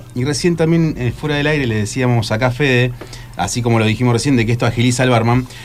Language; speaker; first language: Spanish; native; Spanish